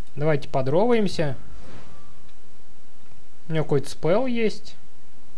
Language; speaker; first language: Russian; native; Russian